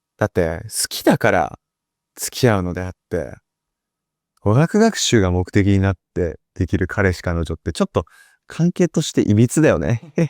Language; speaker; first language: Japanese; native; Japanese